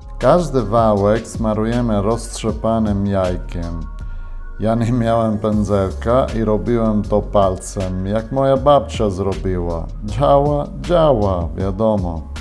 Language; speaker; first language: Polish; non-native, fluent; Italian